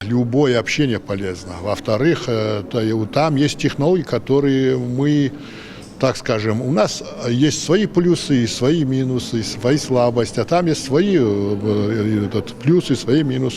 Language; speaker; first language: Russian; native; Russian